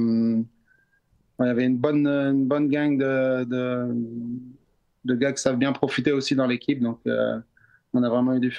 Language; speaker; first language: French; native; French